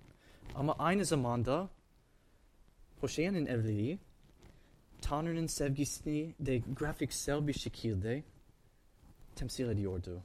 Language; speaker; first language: Turkish; non-native, fluent; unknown